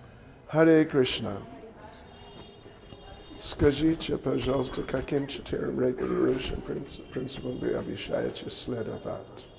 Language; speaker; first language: Russian; non-native, learner; English